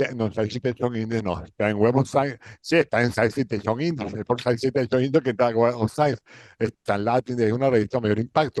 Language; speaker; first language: Spanish; native; Spanish